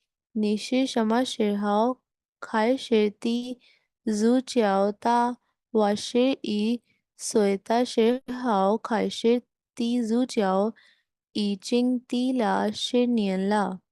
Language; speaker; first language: Chinese; non-native, learner; Urdu